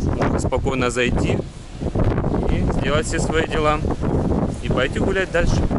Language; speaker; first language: Russian; native; Russian